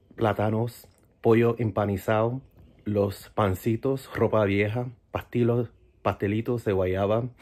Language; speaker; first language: Spanish; early bilingual, heritage; Spanish